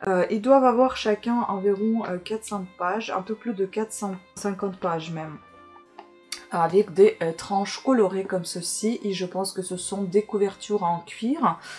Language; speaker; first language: French; non-native, fluent; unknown